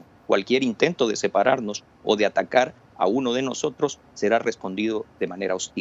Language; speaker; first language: Spanish; native; Spanish